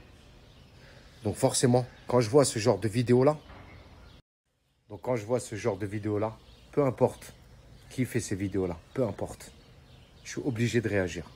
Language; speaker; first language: French; native; French